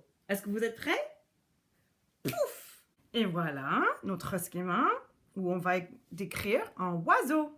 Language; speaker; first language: French; non-native, local second language; English